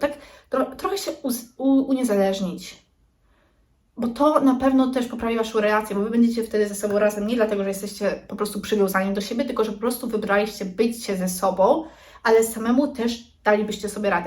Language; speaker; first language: Polish; native; Polish